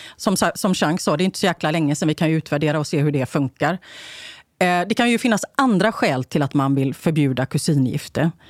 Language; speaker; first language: Swedish; native; Swedish